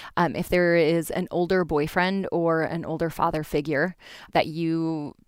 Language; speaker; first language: English; native; English